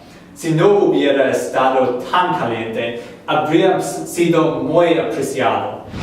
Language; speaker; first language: Spanish; non-native, learner; English